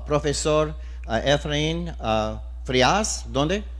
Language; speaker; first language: Spanish; non-native, learner; English